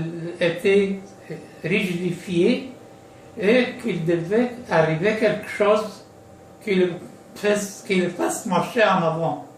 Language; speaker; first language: French; non-native, local second language; Arabic